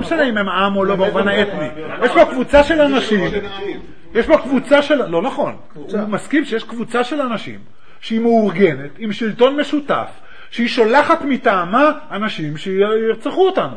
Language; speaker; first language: Hebrew; native; Hebrew